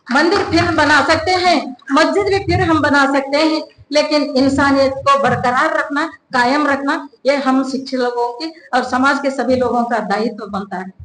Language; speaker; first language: Hindi; non-native, local second language; Kannada